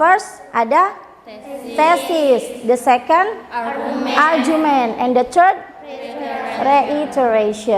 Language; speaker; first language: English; non-native, learner; Indonesian